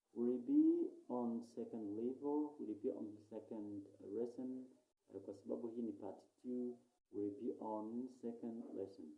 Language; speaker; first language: English; non-native, local second language; Swahili